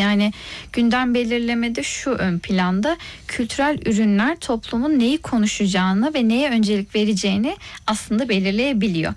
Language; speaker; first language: Turkish; native; Turkish